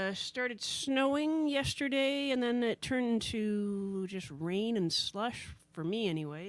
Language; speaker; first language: English; native; English